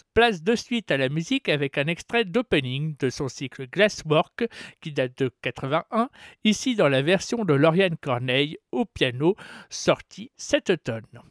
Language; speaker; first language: French; native; French